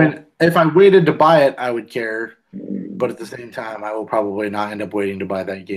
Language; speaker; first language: English; native; English